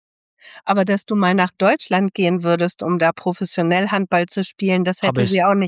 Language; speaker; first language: German; native; German